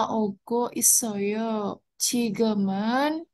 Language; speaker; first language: Korean; non-native, learner; Indonesian